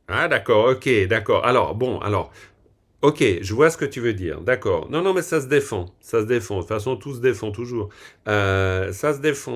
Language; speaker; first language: French; native; French